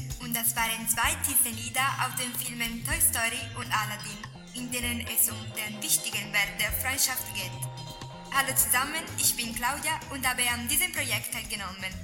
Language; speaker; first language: German; non-native, learner; Italian